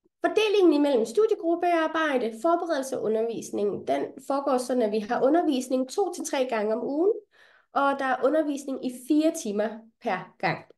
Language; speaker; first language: Danish; native; Danish